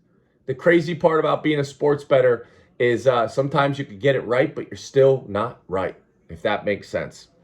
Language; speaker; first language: English; native; English